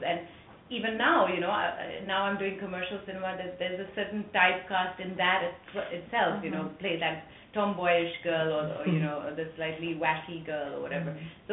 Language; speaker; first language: English; non-native, local second language; French